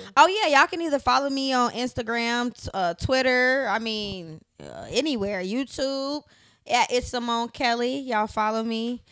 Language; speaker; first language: English; native; English